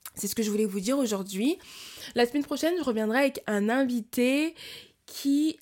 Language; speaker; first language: French; native; French